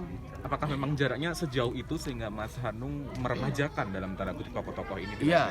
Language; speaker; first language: Indonesian; native; Indonesian